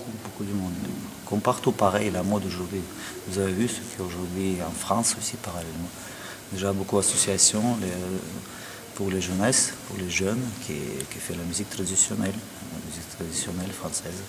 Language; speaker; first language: French; non-native, learner; Russian